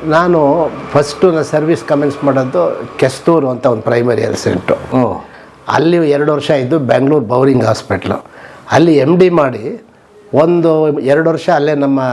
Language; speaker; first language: Kannada; native; Kannada